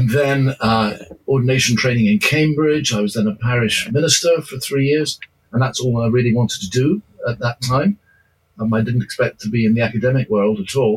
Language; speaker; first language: English; native; English